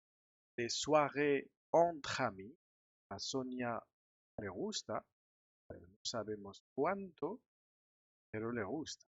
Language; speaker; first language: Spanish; non-native, fluent; French